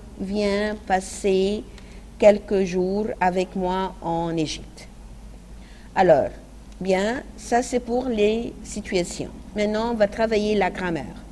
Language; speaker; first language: French; non-native, fluent; Arabic